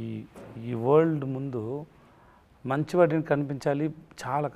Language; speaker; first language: Telugu; non-native, learner; Tamil